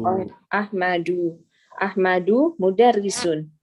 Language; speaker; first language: Arabic; non-native, learner; Indonesian